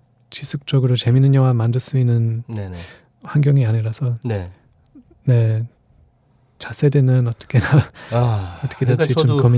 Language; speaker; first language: Korean; non-native, fluent; English